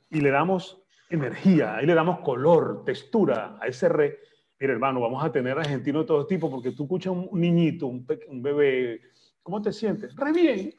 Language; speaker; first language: Spanish; native; Spanish